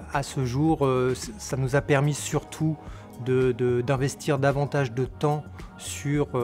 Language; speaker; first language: French; native; French